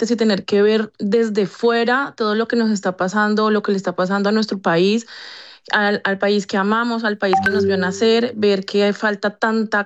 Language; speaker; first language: Spanish; native; Spanish